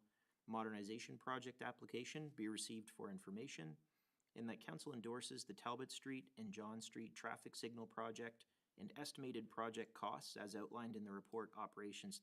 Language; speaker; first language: English; native; English